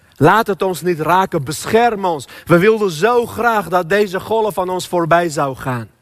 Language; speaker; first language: Dutch; non-native, fluent; Armenian